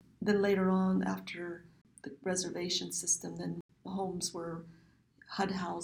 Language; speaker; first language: English; early bilingual, other home language; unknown